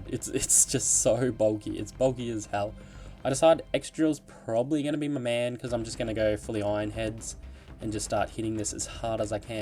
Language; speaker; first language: English; native; English